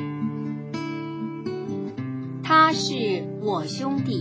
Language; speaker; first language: Chinese; native; Chinese